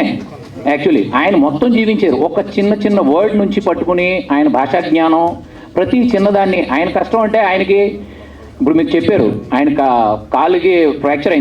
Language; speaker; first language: Telugu; native; Telugu